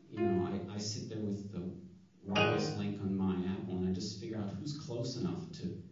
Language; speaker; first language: English; native; English